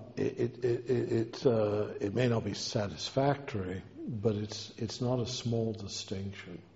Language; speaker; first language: English; native; English